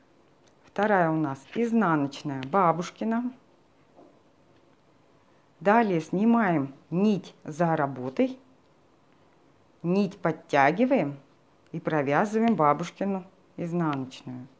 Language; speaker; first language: Russian; native; Russian